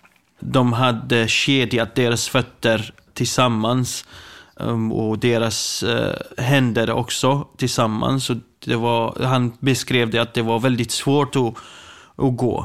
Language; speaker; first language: Swedish; non-native, fluent; Kurdish